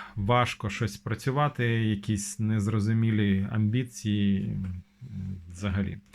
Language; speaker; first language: Ukrainian; non-native, local second language; Russian